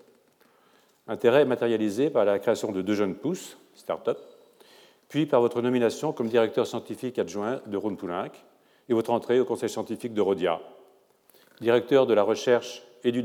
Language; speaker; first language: French; native; French